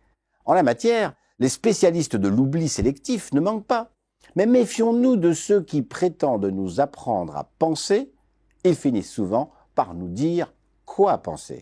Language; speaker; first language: French; native; French